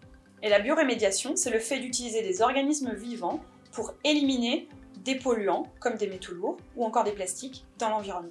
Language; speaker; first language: French; native; French